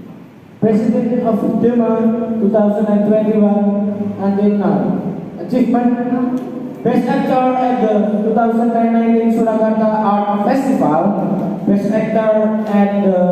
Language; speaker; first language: English; non-native, learner; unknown